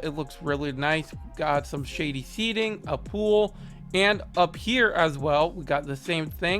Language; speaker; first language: English; native; English